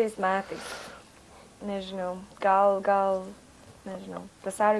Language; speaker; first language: Lithuanian; non-native, learner; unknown